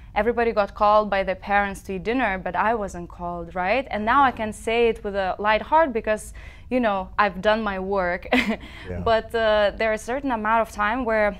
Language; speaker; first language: English; non-native, fluent; Lithuanian